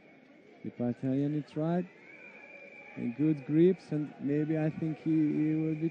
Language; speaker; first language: English; non-native, learner; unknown